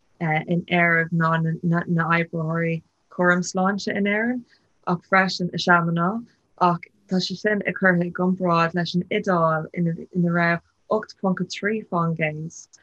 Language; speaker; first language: Irish; non-native, local second language; English